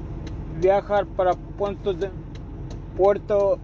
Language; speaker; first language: Spanish; non-native, learner; Russian